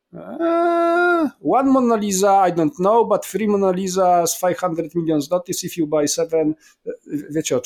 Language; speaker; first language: English; non-native, learner; Polish